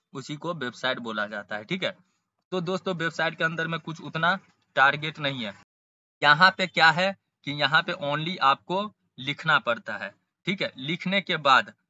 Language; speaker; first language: Hindi; native; Hindi